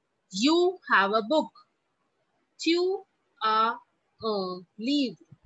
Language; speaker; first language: English; non-native, local second language; Hindi